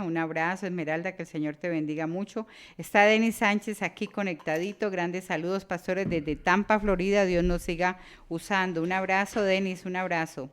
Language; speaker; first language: Spanish; native; Spanish